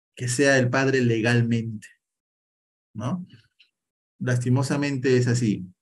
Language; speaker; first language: Spanish; native; Spanish